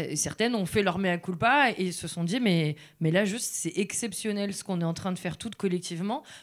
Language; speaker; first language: French; native; French